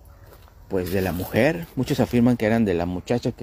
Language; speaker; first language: Spanish; native; Spanish